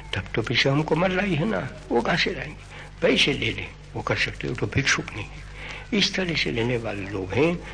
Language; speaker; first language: Hindi; non-native, local second language; Gujarati